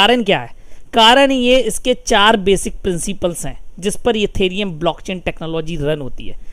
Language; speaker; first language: Hindi; native; Hindi